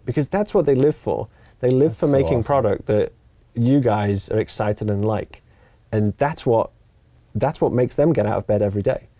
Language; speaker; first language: English; native; English